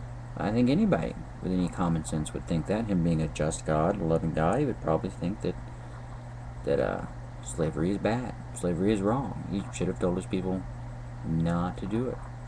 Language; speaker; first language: English; native; English